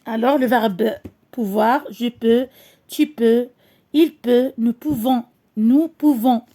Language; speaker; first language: French; non-native, local second language; Arabic